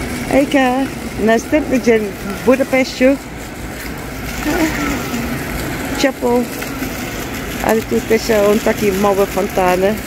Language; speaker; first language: Polish; non-native, learner; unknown